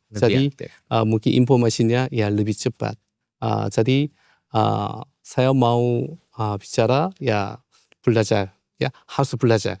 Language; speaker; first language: Indonesian; non-native, learner; Korean